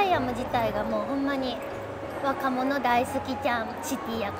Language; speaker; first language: Japanese; native; Japanese